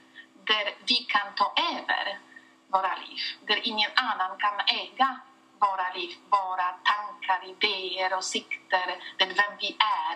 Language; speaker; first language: Swedish; non-native, fluent; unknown